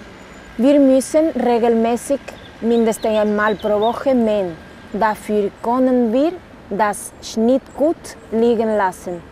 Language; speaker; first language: German; non-native, learner; Dutch